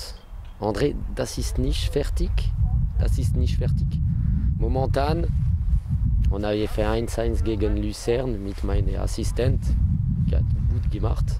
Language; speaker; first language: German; non-native, learner; French